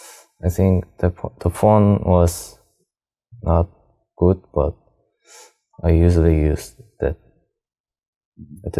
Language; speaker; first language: English; non-native, learner; Korean